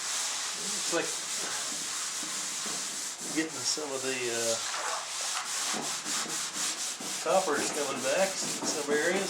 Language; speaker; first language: English; native; English